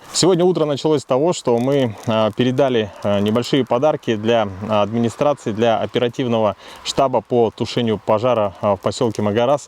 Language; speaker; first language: Russian; native; Russian